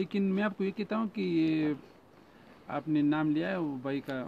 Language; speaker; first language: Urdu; non-native, local second language; Pashto